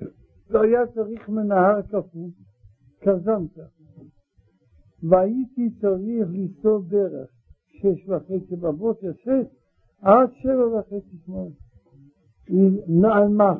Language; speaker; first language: Hebrew; non-native, learner; Russian